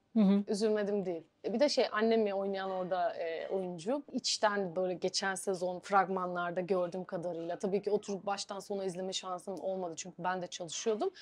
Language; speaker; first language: Turkish; non-native, fluent; Bulgarian